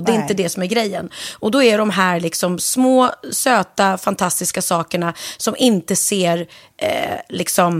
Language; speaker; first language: Swedish; native; Swedish